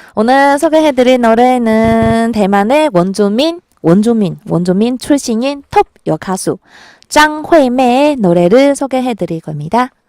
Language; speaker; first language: Korean; non-native, fluent; Chinese